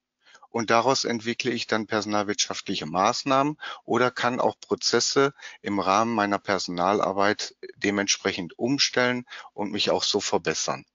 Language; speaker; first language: German; native; German